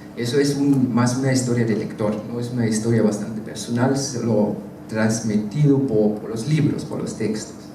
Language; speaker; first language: Spanish; non-native, fluent; German